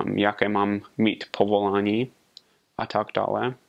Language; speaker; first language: Czech; non-native, fluent; English